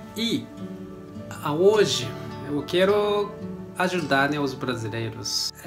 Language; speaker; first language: Portuguese; non-native, learner; Japanese